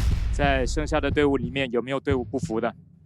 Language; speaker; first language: Chinese; native; Chinese